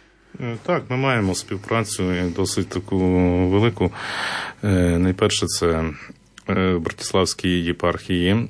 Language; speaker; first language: Slovak; non-native, learner; Ukrainian